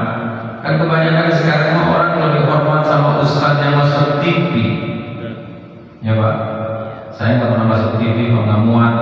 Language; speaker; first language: Indonesian; native; Indonesian